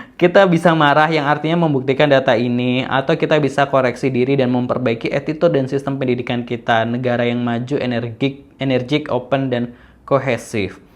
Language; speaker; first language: Indonesian; native; Indonesian